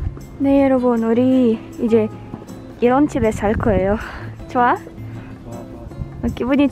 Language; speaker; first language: Korean; non-native, fluent; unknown